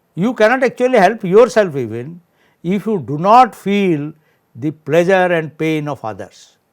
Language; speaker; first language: English; non-native, local second language; Odia